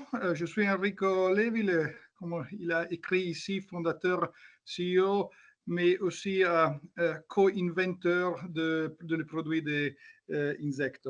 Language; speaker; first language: French; non-native, learner; Italian